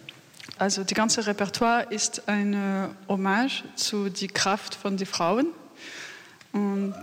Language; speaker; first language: German; non-native, learner; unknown